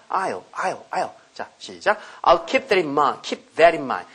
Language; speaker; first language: English; non-native, fluent; Korean